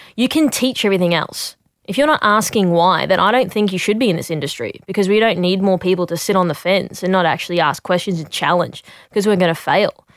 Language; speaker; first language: English; native; English